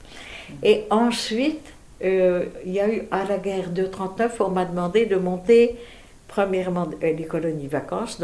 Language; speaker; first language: French; native; French